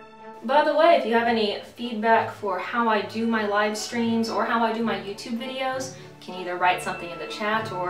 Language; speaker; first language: English; native; English